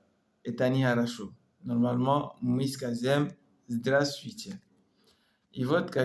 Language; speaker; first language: Russian; non-native, learner; French